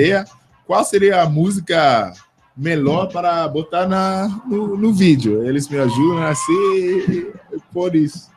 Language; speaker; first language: Portuguese; non-native, fluent; English